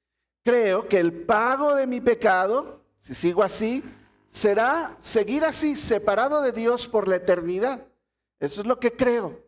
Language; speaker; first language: Spanish; native; Spanish